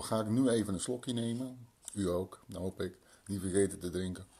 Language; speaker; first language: Dutch; early bilingual, other home language; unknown